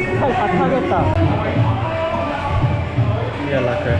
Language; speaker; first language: Korean; non-native, learner; Hindi